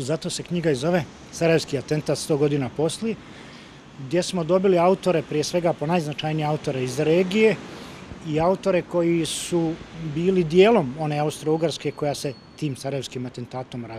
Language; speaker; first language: Croatian; native; Croatian